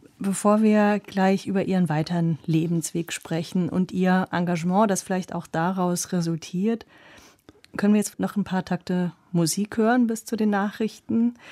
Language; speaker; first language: German; native; German